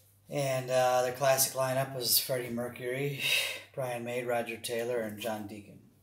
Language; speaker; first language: English; native; English